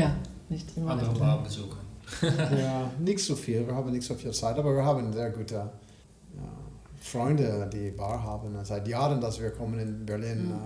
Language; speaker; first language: German; non-native, learner; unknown